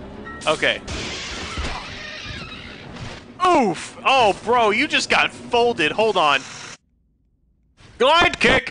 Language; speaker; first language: English; native; English